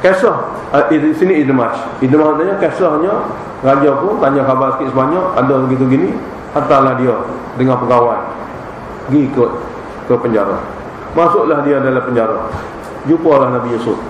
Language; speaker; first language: Malay; native; Malay